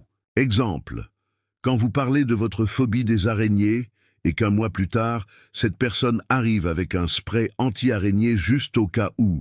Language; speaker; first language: French; native; French